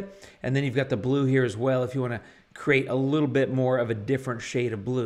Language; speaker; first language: English; native; English